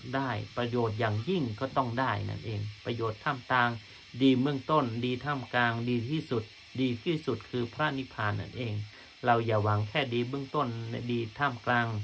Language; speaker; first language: Thai; native; Thai